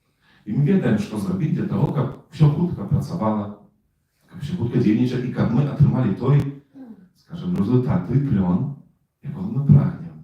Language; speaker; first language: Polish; non-native, learner; Russian